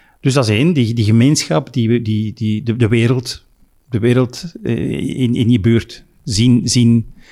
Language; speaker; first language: Dutch; native; Dutch